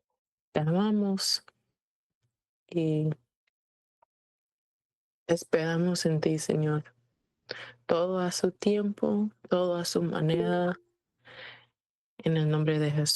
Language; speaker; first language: Spanish; non-native, fluent; English